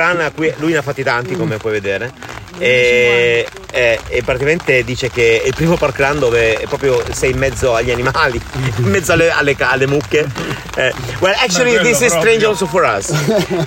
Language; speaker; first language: English; non-native, fluent; Italian